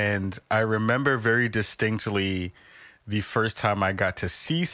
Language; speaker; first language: English; native; English